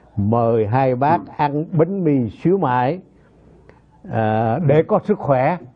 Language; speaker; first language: Vietnamese; native; Vietnamese